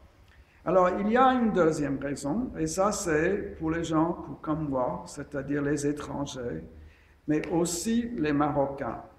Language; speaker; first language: French; non-native, fluent; English